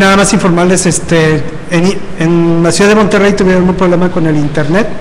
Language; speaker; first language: Spanish; native; Spanish